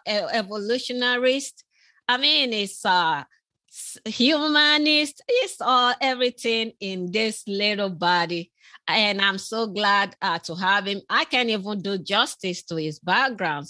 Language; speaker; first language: English; non-native, local second language; Yoruba